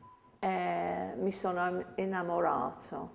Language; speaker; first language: Italian; non-native, fluent; English